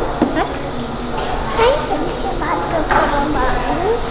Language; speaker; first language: Polish; early bilingual, heritage; Polish